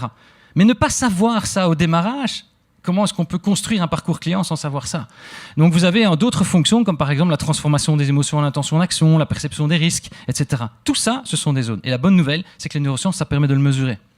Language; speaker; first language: French; native; French